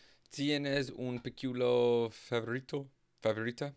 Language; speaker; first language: Spanish; non-native, learner; English